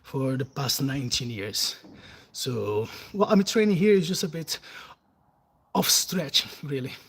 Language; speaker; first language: English; non-native, fluent; Portuguese